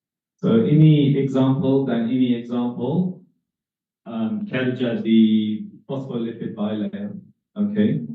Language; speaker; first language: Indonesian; non-native, learner; English